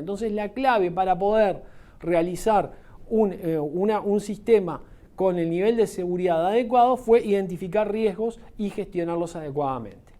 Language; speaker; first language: Spanish; native; Spanish